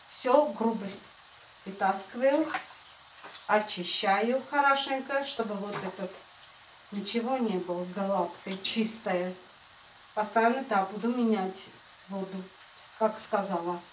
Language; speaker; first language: Russian; non-native, fluent; Armenian